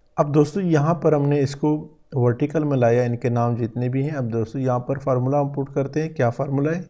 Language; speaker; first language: Urdu; native; Urdu